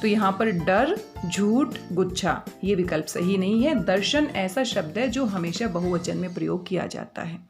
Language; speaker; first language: Hindi; native; Hindi